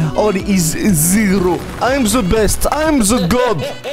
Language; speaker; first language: English; non-native, learner; French